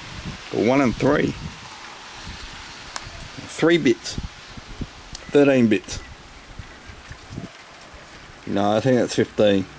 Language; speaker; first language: English; native; English